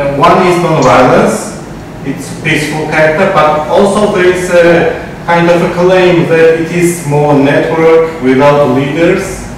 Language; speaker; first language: English; non-native, fluent; Georgian